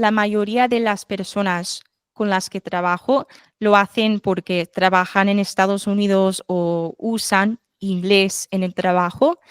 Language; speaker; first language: Spanish; non-native, fluent; English